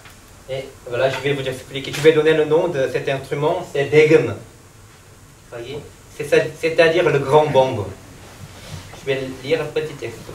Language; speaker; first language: French; non-native, learner; Korean